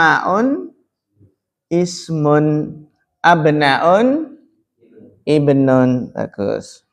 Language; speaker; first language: Arabic; non-native, fluent; Javanese